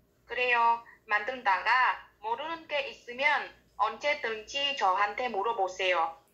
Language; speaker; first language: Korean; non-native, learner; Vietnamese